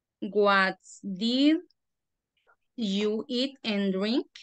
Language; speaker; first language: English; non-native, learner; Spanish